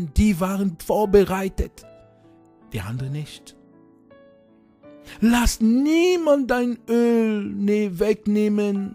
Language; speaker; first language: German; non-native, fluent; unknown